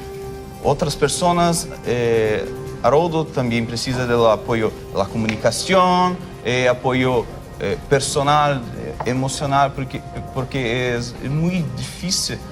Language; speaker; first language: Spanish; non-native, learner; Portuguese